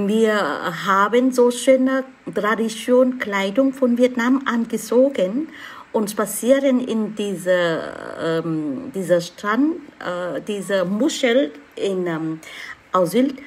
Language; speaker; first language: German; non-native, learner; Vietnamese